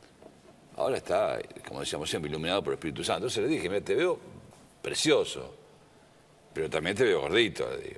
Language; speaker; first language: Spanish; native; Spanish